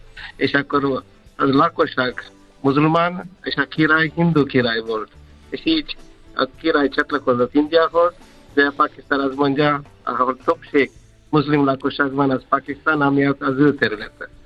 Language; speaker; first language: Hungarian; non-native, fluent; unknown